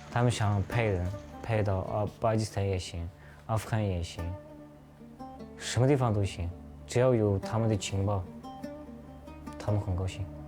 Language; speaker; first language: Chinese; non-native, local second language; Uyghur